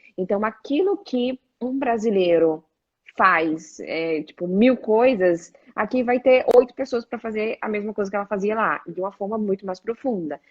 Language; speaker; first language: Portuguese; native; Portuguese